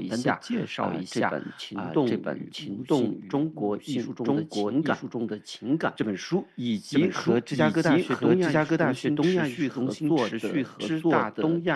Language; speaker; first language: Chinese; native; Chinese